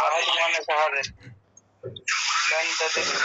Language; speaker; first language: Arabic; non-native, learner; Bangla